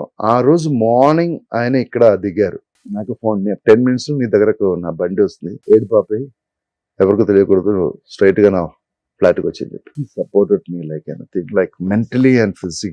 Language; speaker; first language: Telugu; non-native, fluent; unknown